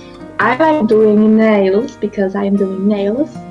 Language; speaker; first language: English; non-native, learner; Polish